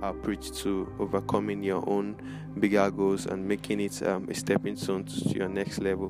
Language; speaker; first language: English; non-native, local second language; Yoruba